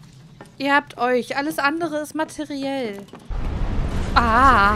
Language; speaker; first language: German; native; German